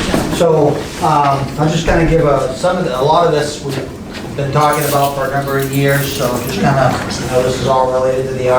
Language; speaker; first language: English; native; English